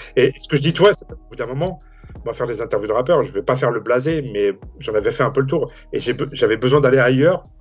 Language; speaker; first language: French; native; French